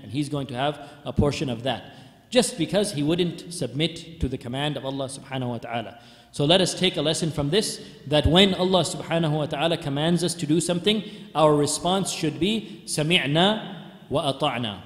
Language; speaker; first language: English; native; English